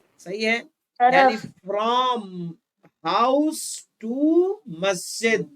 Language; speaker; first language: Urdu; native; Urdu